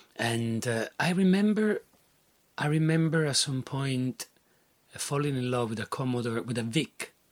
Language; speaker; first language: English; non-native, fluent; Italian